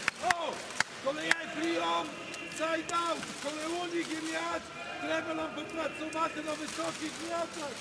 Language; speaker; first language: Ukrainian; non-native, learner; Polish